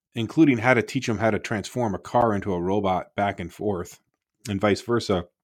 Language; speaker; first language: English; native; English